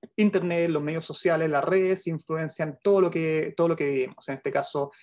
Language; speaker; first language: Spanish; native; Spanish